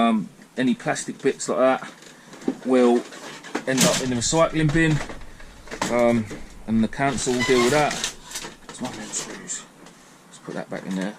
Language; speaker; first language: English; native; English